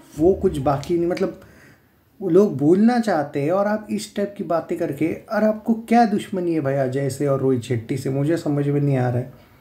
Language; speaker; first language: Hindi; non-native, local second language; Marathi